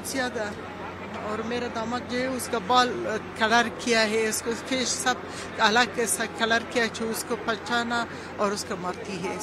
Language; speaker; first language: Hindi; non-native, learner; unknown